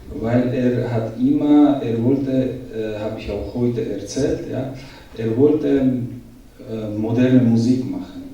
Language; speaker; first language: German; non-native, learner; Georgian